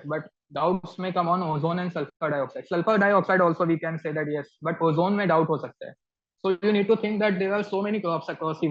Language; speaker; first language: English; non-native, local second language; Hindi